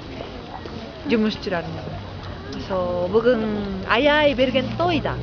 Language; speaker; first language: Kyrgyz; non-native, learner; Japanese